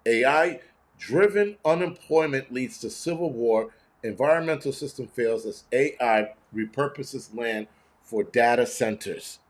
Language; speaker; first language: English; native; English